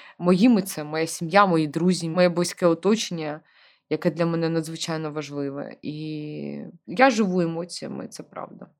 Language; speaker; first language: Ukrainian; non-native, local second language; Russian